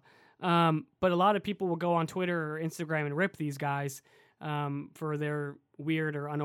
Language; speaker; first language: English; native; English